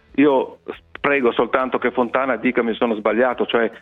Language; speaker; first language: Italian; native; Italian